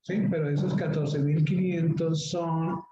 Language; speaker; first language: Spanish; native; Spanish